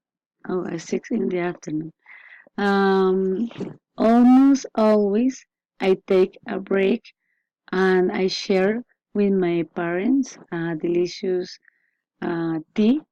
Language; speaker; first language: English; non-native, learner; Spanish